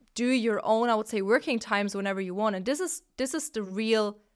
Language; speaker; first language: English; non-native, fluent; Italian